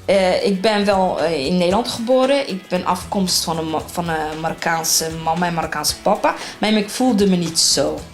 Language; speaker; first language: Dutch; early bilingual, other home language; Arabic